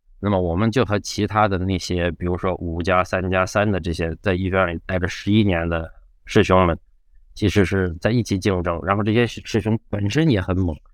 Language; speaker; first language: Chinese; native; Chinese